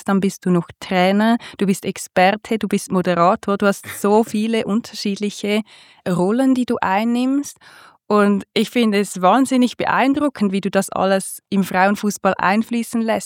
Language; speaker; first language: German; native; German